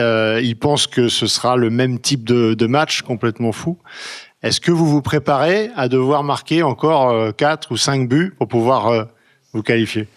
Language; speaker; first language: French; native; French